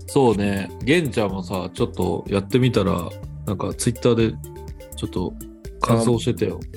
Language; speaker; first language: Japanese; native; Japanese